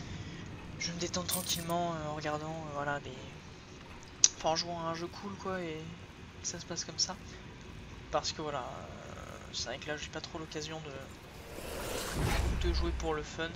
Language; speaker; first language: French; native; French